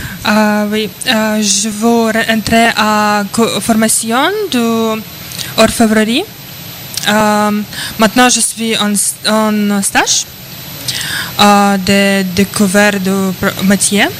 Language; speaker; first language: French; non-native, learner; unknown